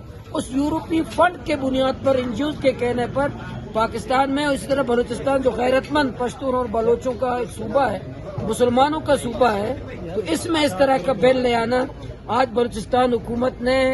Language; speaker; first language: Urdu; non-native, local second language; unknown